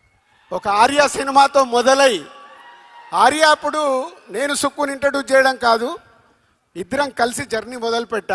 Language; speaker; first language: Telugu; native; Telugu